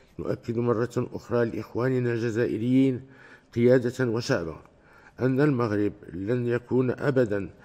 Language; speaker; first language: Arabic; native; Arabic